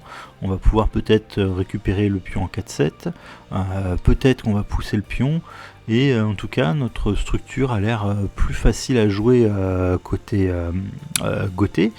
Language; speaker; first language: French; native; French